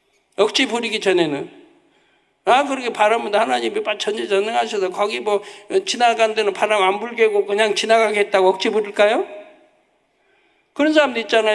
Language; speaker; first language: Korean; native; Korean